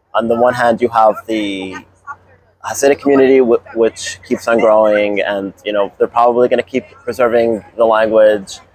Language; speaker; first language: English; native; English